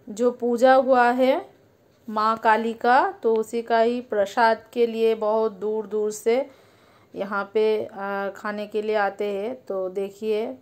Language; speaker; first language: Hindi; non-native, local second language; Bangla